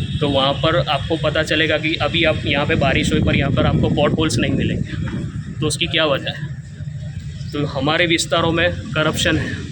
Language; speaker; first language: Hindi; non-native, local second language; Gujarati